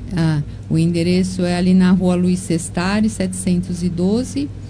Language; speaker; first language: Portuguese; native; Portuguese